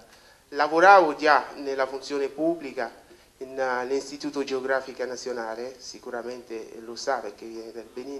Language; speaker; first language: Italian; non-native, fluent; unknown